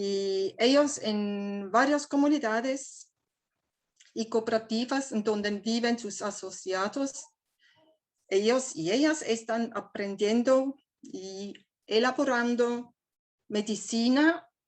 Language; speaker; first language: Spanish; non-native, fluent; German